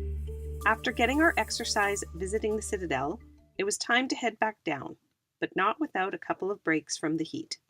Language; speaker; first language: English; native; English